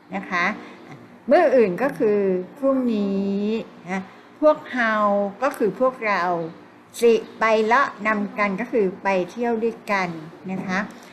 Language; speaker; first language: Thai; native; Thai